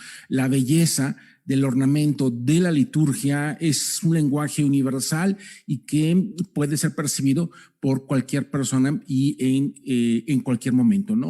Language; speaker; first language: Spanish; native; Spanish